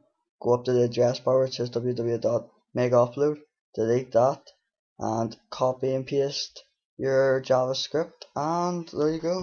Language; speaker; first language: English; native; English